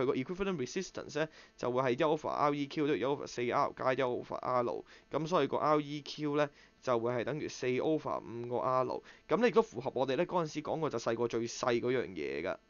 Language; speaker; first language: Cantonese; native; Cantonese